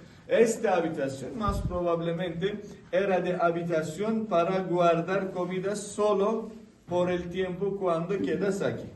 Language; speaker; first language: Spanish; non-native, fluent; Turkish